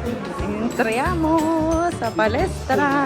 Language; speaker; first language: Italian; non-native, learner; Filipino